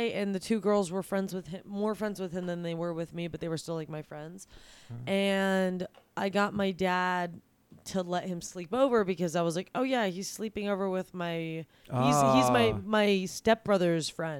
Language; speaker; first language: English; native; English